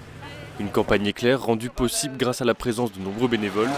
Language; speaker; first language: French; native; French